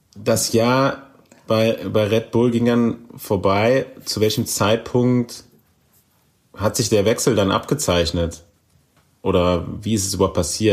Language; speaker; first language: German; native; German